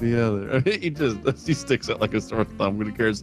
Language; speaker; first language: English; native; English